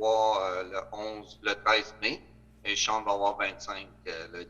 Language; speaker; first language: French; native; French